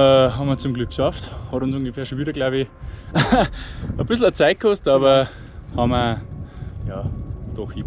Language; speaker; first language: German; native; German